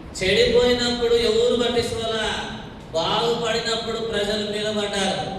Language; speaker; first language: Telugu; non-native, local second language; Tamil